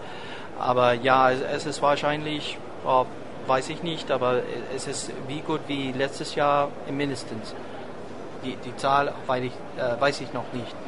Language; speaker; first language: German; non-native, fluent; English